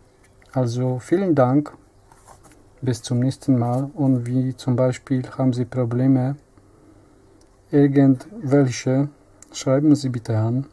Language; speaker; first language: German; non-native, learner; Polish